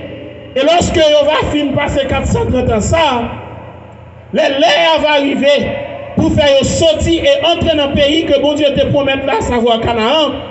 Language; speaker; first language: French; non-native, local second language; Haitian Creole